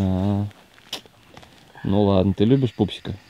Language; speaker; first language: Russian; native; Russian